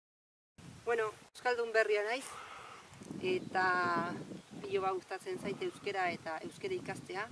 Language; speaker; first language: Basque; non-native, fluent; Spanish